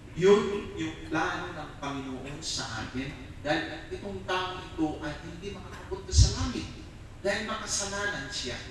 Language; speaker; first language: Filipino; non-native, local second language; Iloko